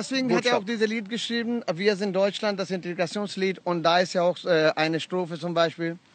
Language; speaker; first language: German; non-native, fluent; Punjabi